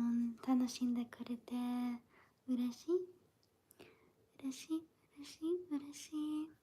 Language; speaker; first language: Japanese; non-native, learner; English